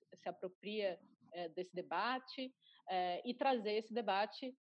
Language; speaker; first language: Portuguese; native; Portuguese